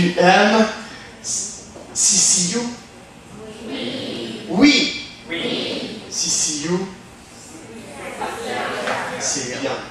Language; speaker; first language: French; non-native, fluent; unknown